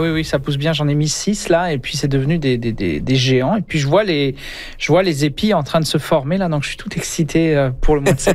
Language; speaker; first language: French; native; French